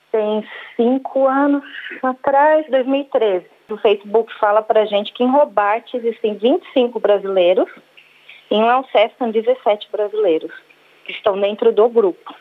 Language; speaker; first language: Portuguese; native; Portuguese